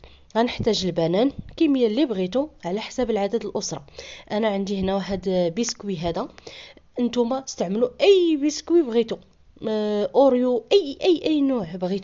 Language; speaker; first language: Arabic; native; Arabic